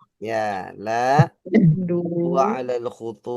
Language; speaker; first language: Arabic; non-native, fluent; Indonesian